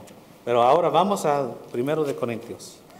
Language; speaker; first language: Spanish; early bilingual, heritage; Spanish